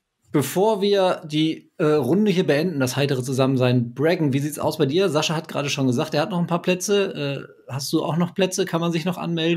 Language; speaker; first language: German; native; German